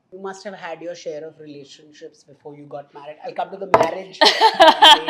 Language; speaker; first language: English; non-native, local second language; Hindi